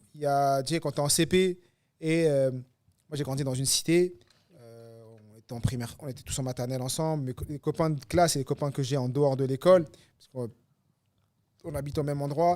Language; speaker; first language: French; native; French